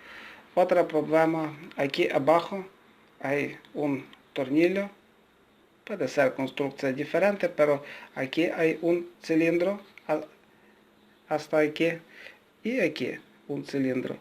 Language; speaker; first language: Spanish; non-native, learner; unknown